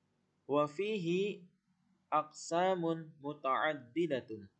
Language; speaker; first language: Arabic; non-native, learner; Indonesian